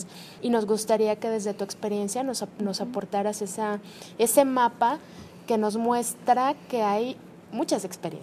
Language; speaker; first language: Spanish; native; Spanish